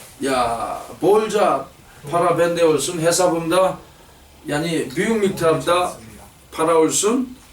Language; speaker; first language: Turkish; non-native, fluent; Korean